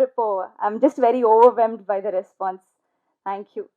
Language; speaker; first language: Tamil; non-native, learner; Telugu